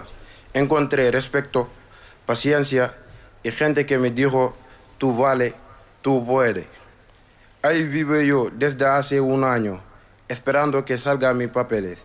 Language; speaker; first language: Spanish; non-native, learner; Wolof